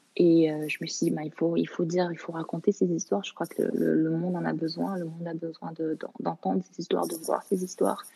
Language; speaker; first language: French; early bilingual, other home language; Arabic